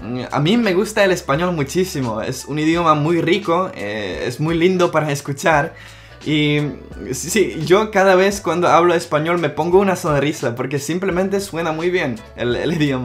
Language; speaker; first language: Spanish; non-native, local second language; Czech